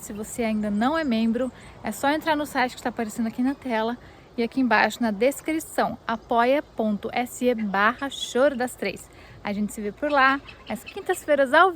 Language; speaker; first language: Portuguese; native; Portuguese